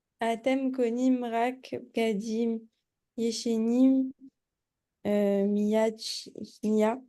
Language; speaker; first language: Hebrew; non-native, learner; French